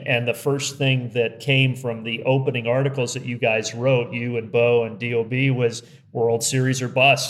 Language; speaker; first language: English; native; English